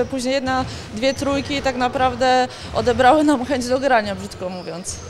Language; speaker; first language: Polish; native; Polish